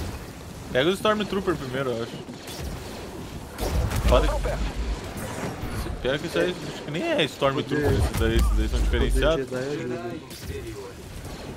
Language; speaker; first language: Portuguese; native; Portuguese